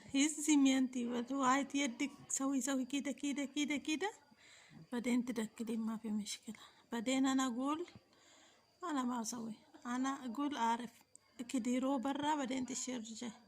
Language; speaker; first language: Arabic; non-native, learner; Oromo